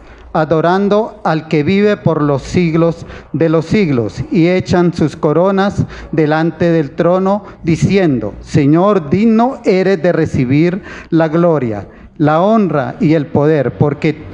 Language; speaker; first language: Spanish; native; Spanish